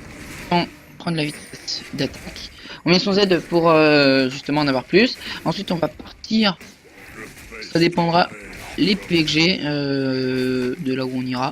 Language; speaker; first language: French; native; French